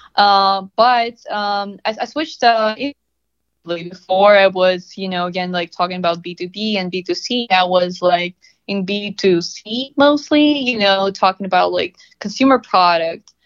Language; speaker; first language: English; non-native, fluent; Russian